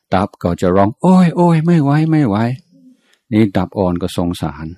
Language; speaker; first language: Thai; non-native, fluent; English